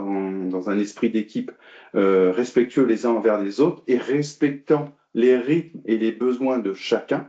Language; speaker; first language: French; native; French